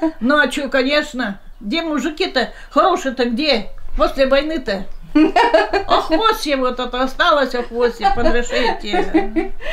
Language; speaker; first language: Russian; native; Russian